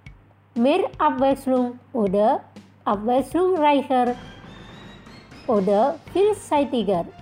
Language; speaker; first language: German; non-native, fluent; Indonesian